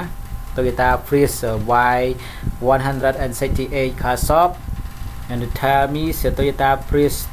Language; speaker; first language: English; non-native, learner; Khmer